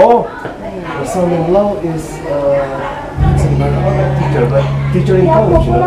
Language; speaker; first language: English; non-native, learner; Indonesian